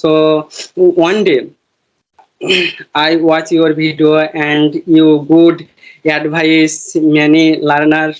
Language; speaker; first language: English; non-native, learner; Bangla